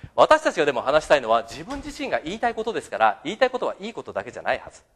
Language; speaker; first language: Japanese; native; Japanese